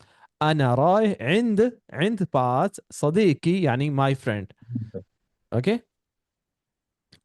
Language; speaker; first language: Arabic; non-native, fluent; Urdu